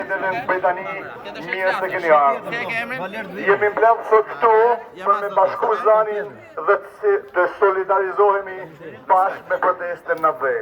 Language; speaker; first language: Albanian; native; Albanian